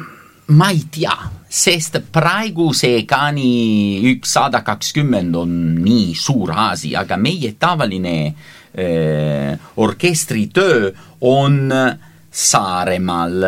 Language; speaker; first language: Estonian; non-native, learner; Italian